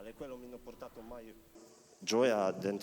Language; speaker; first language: Italian; non-native, learner; Polish